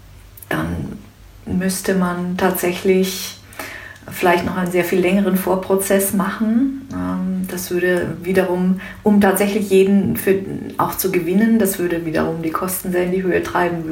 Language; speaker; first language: German; native; German